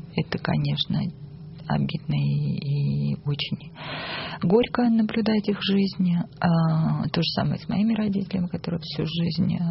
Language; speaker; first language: Russian; non-native, local second language; Armenian